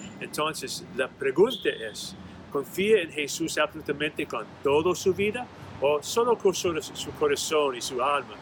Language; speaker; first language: Spanish; non-native, fluent; English